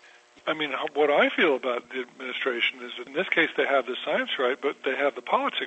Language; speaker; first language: English; native; English